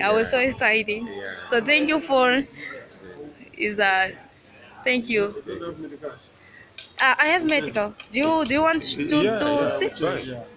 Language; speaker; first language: English; non-native, learner; Portuguese